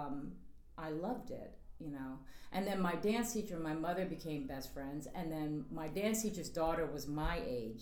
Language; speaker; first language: English; native; English